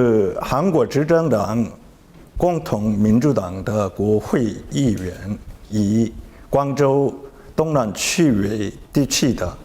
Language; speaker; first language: Chinese; non-native, learner; Korean